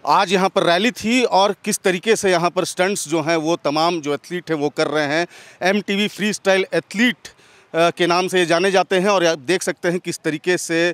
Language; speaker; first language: Hindi; native; Hindi